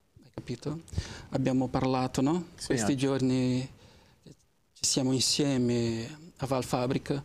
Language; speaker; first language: Italian; non-native, fluent; Portuguese